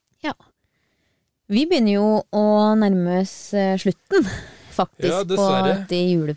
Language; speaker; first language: Norwegian; native; Norwegian